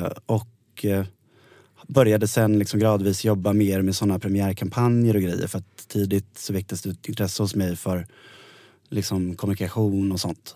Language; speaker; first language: Swedish; native; Swedish